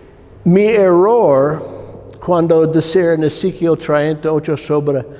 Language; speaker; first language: Spanish; non-native, learner; English